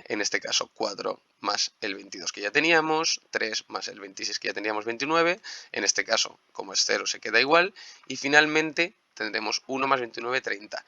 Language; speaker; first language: Spanish; native; Spanish